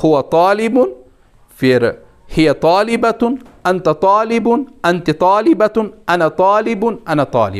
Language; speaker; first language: Arabic; non-native, fluent; Urdu